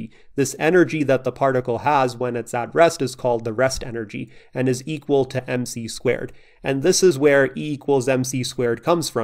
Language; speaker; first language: English; native; English